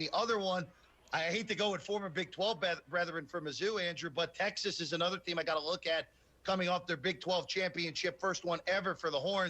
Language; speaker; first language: English; native; English